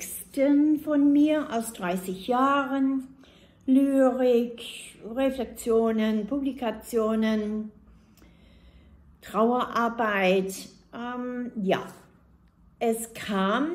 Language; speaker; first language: German; non-native, fluent; English